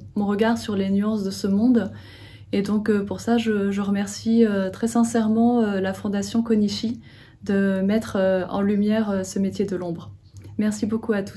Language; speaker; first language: French; native; French